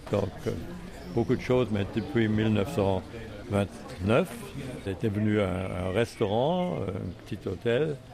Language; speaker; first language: French; non-native, fluent; German